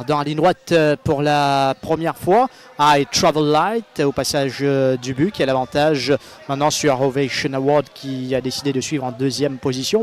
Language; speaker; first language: French; non-native, local second language; Morisyen